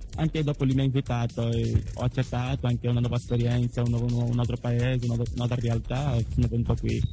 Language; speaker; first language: Italian; non-native, fluent; Portuguese